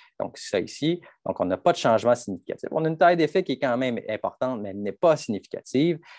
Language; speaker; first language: French; native; French